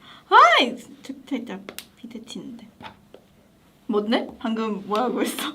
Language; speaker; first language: Korean; non-native, fluent; Chinese